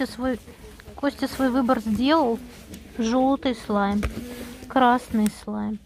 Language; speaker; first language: Russian; native; Russian